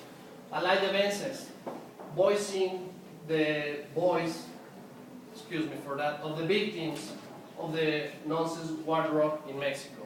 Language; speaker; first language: English; non-native, fluent; Spanish